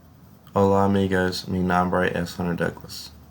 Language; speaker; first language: Spanish; non-native, learner; English